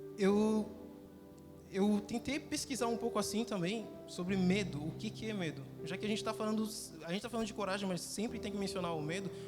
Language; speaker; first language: Portuguese; non-native, fluent; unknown